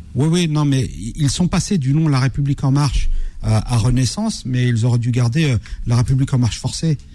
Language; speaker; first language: French; native; French